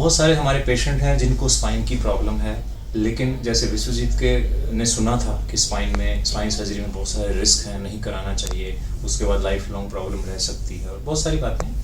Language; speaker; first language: Hindi; native; Hindi